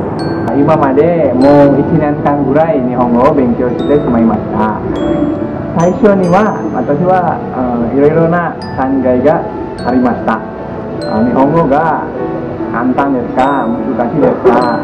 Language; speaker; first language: Japanese; non-native, learner; Indonesian